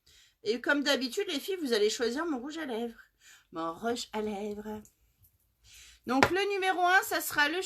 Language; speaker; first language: French; native; French